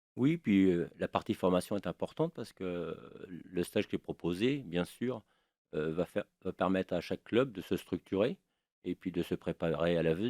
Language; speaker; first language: French; native; French